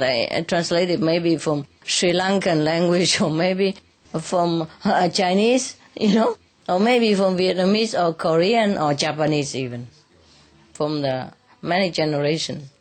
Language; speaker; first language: English; non-native, fluent; Vietnamese